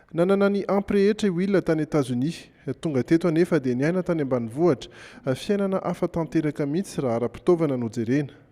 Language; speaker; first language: Malagasy; native; Malagasy